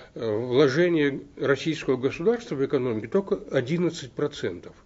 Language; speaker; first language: Russian; native; Russian